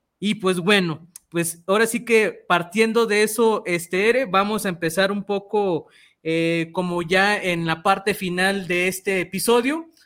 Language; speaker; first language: Spanish; native; Spanish